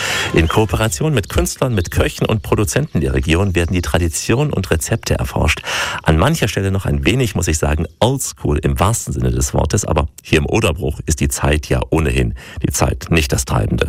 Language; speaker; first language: German; native; German